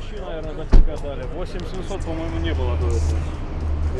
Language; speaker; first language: Russian; native; Russian